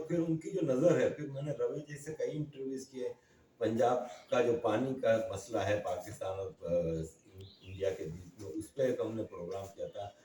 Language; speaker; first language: Urdu; native; Urdu